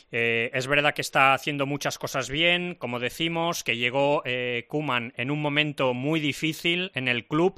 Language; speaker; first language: Spanish; native; Spanish